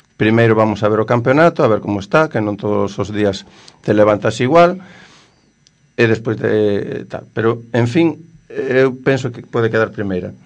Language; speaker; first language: Galician; non-native, local second language; Spanish